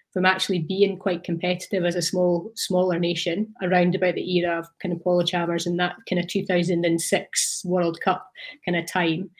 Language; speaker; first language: English; native; English